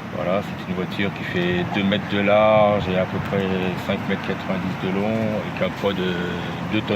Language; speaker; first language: French; native; French